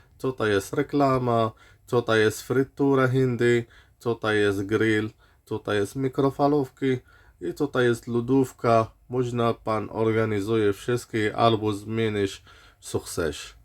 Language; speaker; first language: Polish; non-native, learner; Arabic